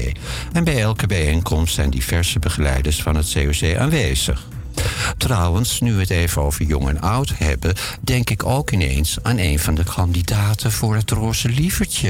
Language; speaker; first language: Dutch; native; Dutch